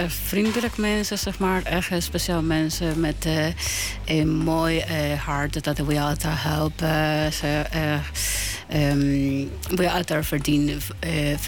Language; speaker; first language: Dutch; non-native, learner; Spanish